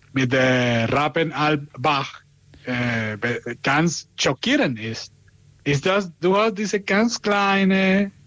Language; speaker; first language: German; non-native, learner; Spanish